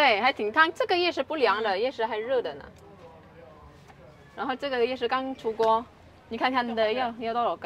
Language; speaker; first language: Chinese; non-native, fluent; Indonesian